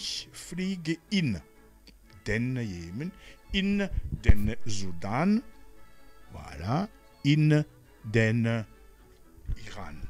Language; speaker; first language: German; non-native, learner; Rundi